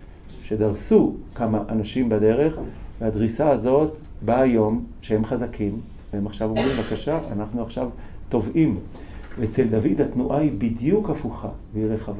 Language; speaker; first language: Hebrew; native; Hebrew